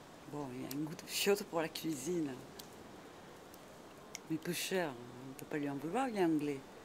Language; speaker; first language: French; native; French